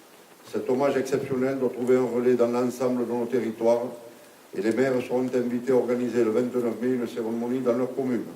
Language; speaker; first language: French; native; French